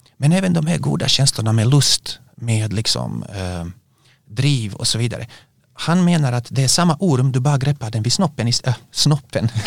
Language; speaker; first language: Swedish; non-native, fluent; Bosnian